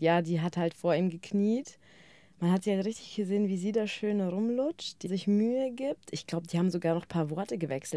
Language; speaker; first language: German; native; German